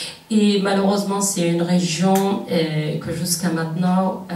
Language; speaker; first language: French; non-native, fluent; Kurdish